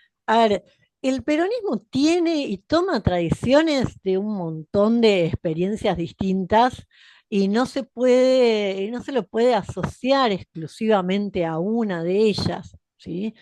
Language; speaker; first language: Spanish; native; Spanish